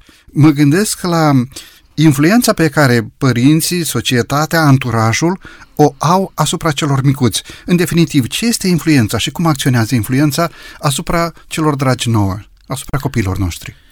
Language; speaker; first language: Romanian; native; Romanian